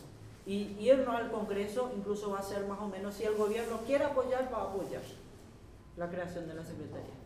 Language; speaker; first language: Spanish; native; Spanish